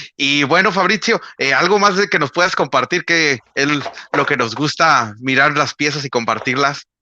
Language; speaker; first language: Spanish; native; Spanish